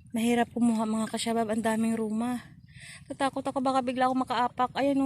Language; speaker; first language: Filipino; non-native, local second language; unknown